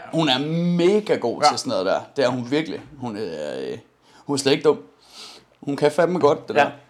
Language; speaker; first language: Danish; early bilingual, other home language; Persian